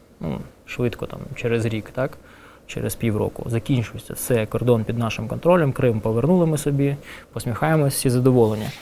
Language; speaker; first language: Ukrainian; non-native, local second language; Russian